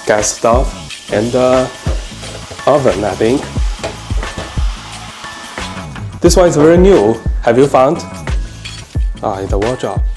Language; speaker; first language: English; non-native, learner; Chinese